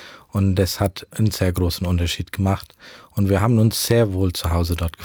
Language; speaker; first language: German; early bilingual, heritage; German